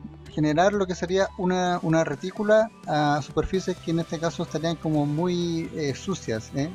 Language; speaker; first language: Spanish; native; Spanish